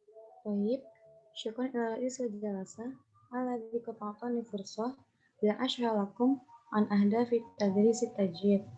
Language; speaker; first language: Arabic; non-native, learner; Indonesian